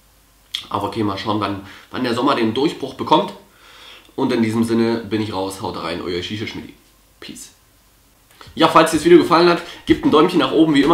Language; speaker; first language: German; native; German